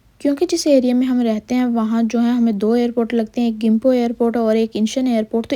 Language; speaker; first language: Urdu; non-native, local second language; Punjabi